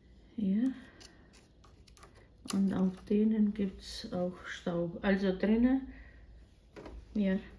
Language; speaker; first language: German; non-native, fluent; Croatian